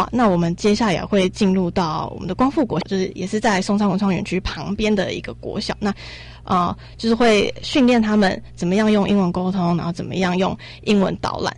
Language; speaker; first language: Chinese; native; Chinese